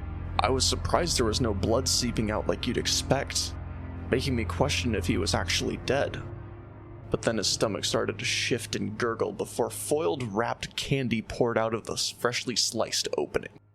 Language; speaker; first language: English; native; English